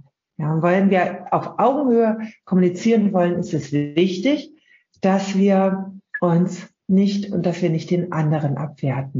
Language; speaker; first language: German; native; German